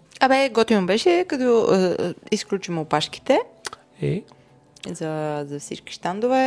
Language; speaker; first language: Bulgarian; native; Bulgarian